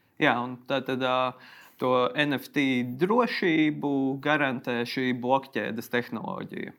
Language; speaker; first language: Latvian; native; Latvian